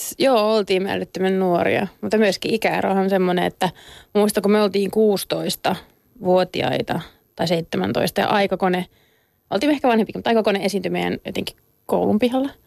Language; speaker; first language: Finnish; native; Finnish